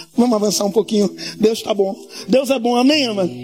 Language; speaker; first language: Portuguese; native; Portuguese